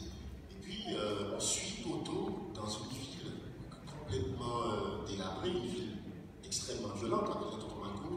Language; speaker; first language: French; non-native, local second language; Haitian Creole